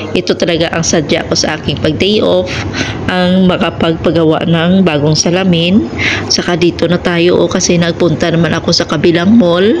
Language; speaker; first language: Filipino; native; Filipino